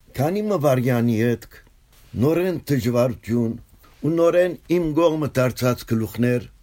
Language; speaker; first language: Armenian; early bilingual, heritage; Armenian